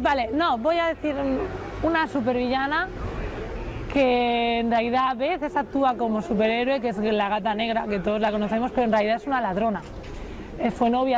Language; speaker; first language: Spanish; native; Spanish